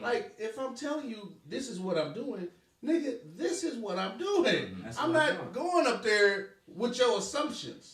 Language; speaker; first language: English; native; English